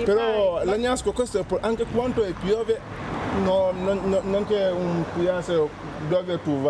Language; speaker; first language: Italian; non-native, learner; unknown